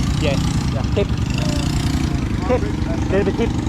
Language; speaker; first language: English; non-native, learner; Korean